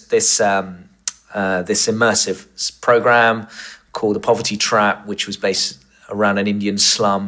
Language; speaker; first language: English; native; English